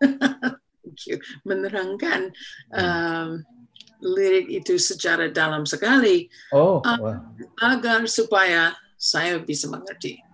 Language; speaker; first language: Indonesian; non-native, fluent; English